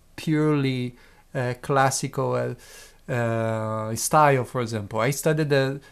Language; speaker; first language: English; non-native, fluent; Portuguese